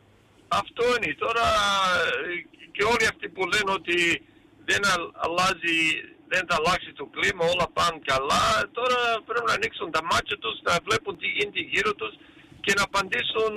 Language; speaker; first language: Greek; early bilingual, heritage; Greek